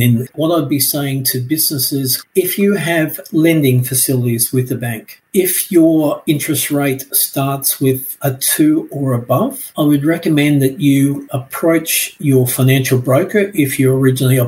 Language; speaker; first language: English; native; English